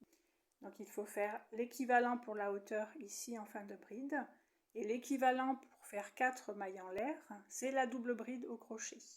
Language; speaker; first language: French; native; French